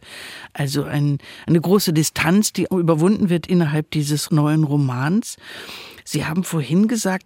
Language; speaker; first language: German; native; German